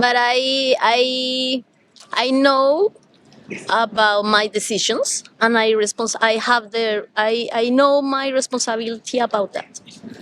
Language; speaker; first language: English; non-native, learner; Spanish